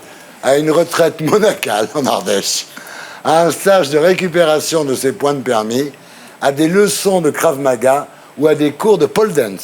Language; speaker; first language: French; native; French